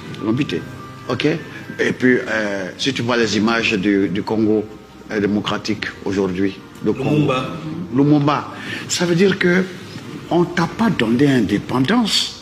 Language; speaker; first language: French; non-native, local second language; Dyula